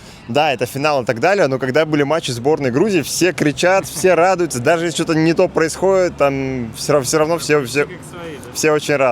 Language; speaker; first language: Russian; native; Russian